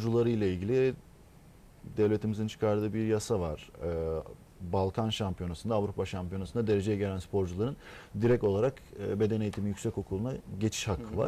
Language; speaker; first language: Turkish; native; Turkish